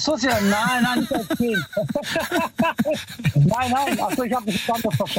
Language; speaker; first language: German; early bilingual, other home language; Italian